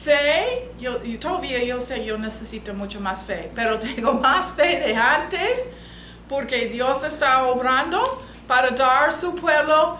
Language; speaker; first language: Spanish; non-native, learner; English